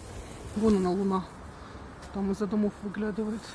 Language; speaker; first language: Russian; native; Russian